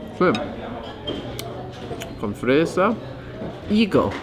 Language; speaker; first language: Spanish; non-native, learner; English